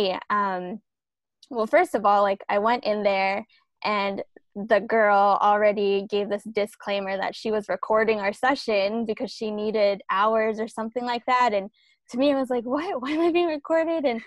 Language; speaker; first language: English; early bilingual, other home language; Filipino